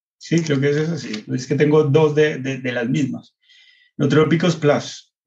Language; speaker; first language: Spanish; early bilingual, heritage; Spanish